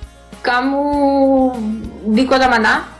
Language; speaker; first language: Indonesian; non-native, learner; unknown